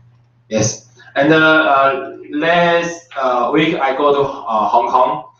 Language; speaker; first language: English; non-native, learner; Chinese